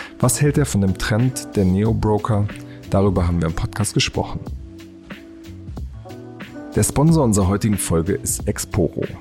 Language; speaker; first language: German; native; German